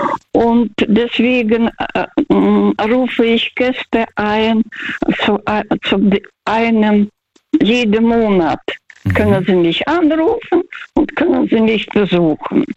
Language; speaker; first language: German; non-native, fluent; Russian